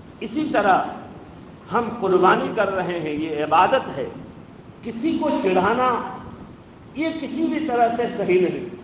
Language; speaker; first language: Urdu; non-native, local second language; Bangla